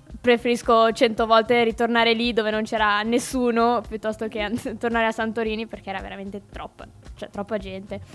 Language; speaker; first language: Italian; early bilingual, other home language; English